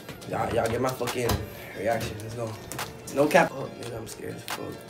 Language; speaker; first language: English; early bilingual, other home language; Spanish